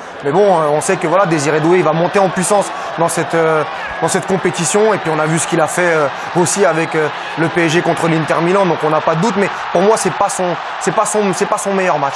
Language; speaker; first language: French; native; French